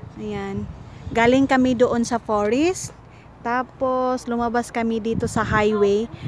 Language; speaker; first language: Filipino; non-native, local second language; Cebuano